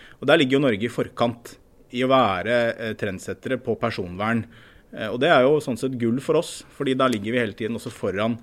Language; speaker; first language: Norwegian; native; Norwegian